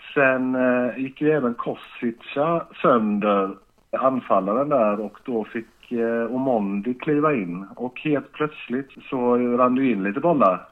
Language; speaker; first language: Swedish; native; Swedish